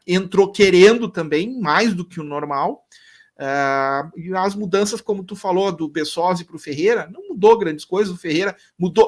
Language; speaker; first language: Portuguese; native; Portuguese